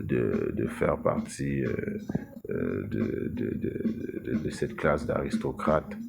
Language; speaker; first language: French; native; French